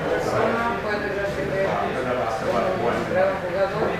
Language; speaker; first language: Spanish; non-native, learner; Portuguese